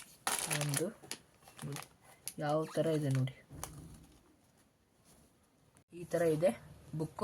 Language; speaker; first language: Kannada; native; Kannada